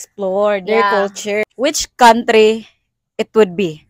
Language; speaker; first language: English; non-native, local second language; Cebuano